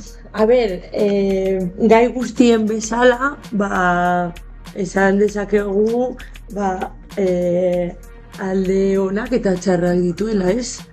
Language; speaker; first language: Basque; non-native, fluent; Spanish